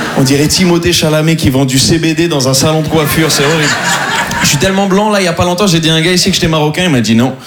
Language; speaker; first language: French; native; French